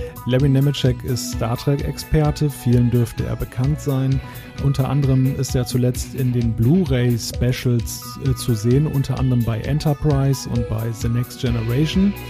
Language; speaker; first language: German; native; German